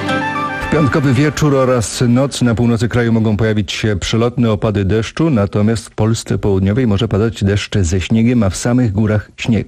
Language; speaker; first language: Polish; native; Polish